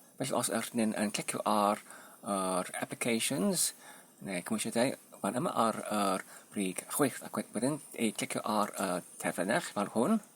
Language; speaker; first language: Welsh; non-native, learner; Polish